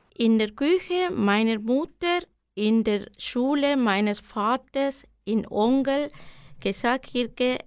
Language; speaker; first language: German; non-native, learner; Arabic